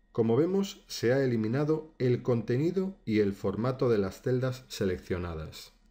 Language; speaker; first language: Spanish; native; Spanish